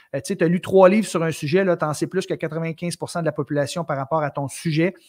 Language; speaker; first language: French; native; French